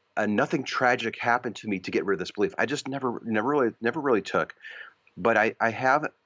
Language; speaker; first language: English; native; English